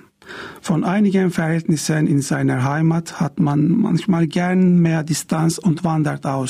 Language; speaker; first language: German; non-native, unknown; Turkish